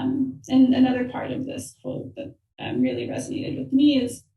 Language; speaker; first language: English; native; English